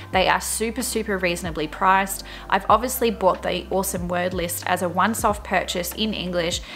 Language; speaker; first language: English; native; English